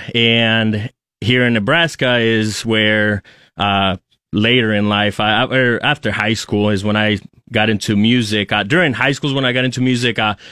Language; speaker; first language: English; early bilingual, other home language; Spanish